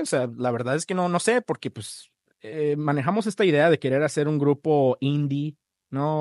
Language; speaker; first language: Spanish; early bilingual, other home language; English